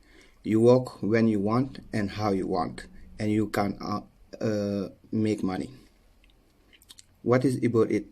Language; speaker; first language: English; non-native, learner; Wolof